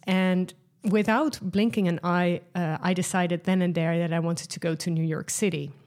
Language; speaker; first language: English; non-native, fluent; Dutch